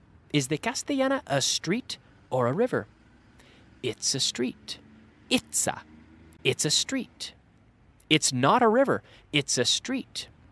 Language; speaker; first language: English; native; English